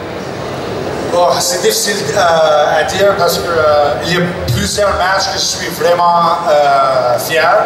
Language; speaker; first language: French; non-native, local second language; English